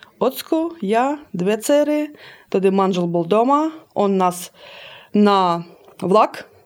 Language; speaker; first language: Ukrainian; early bilingual, heritage; Slovak